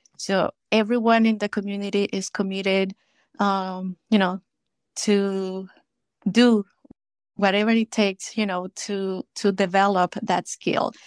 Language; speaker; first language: English; non-native, fluent; Spanish